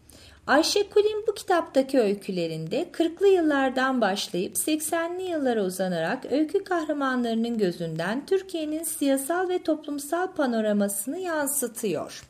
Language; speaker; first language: Turkish; native; Turkish